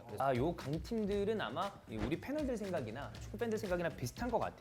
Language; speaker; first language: Korean; native; Korean